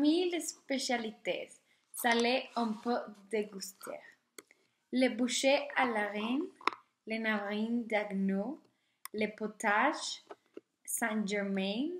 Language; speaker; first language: French; non-native, learner; Spanish